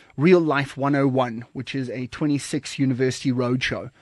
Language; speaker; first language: English; native; English